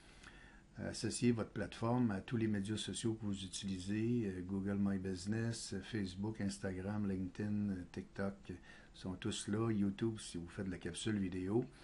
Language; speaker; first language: French; native; French